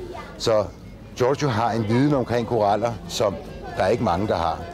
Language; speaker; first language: Danish; native; Danish